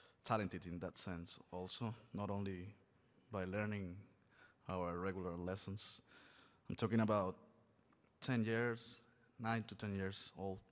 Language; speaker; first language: English; non-native, fluent; Spanish